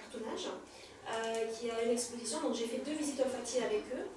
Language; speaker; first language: French; native; French